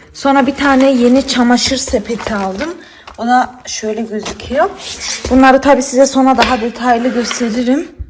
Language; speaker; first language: Turkish; early bilingual, heritage; Turkish